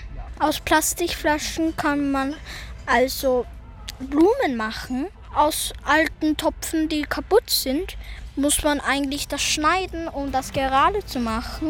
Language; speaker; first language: German; early bilingual, other home language; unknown